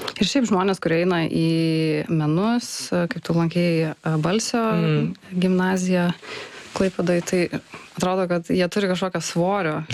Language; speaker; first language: Lithuanian; native; Lithuanian